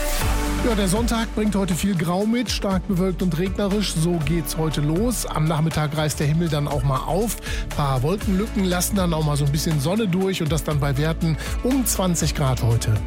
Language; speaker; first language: German; native; German